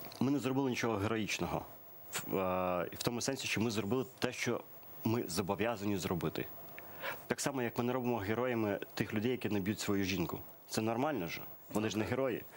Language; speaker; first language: Ukrainian; early bilingual, other home language; Persian